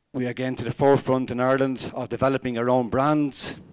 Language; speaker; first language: English; native; English